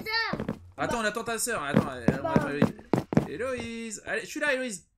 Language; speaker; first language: French; native; French